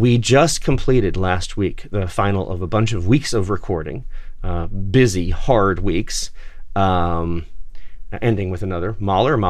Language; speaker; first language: English; native; English